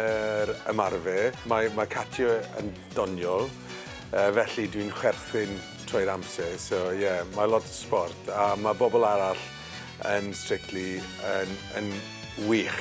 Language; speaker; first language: Welsh; non-native, local second language; English